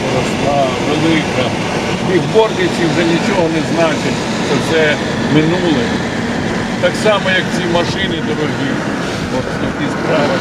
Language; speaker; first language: Ukrainian; native; Ukrainian